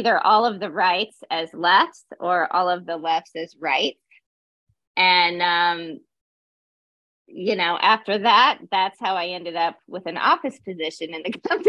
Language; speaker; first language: English; native; English